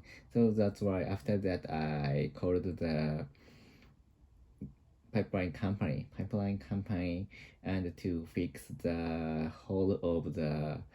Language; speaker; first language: English; non-native, learner; Japanese